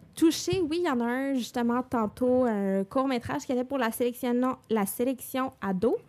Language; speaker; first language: French; native; French